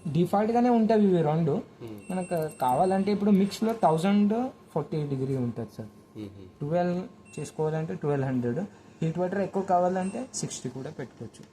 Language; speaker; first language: Telugu; non-native, local second language; Kannada